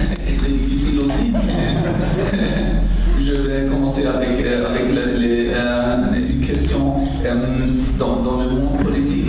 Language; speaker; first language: French; non-native, learner; German